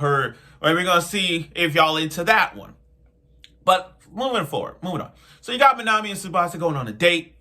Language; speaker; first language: English; native; English